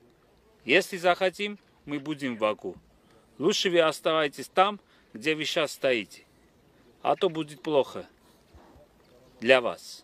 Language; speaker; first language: Russian; non-native, fluent; Armenian